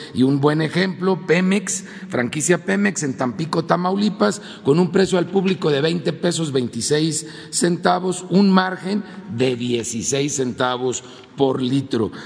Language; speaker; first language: Spanish; native; Spanish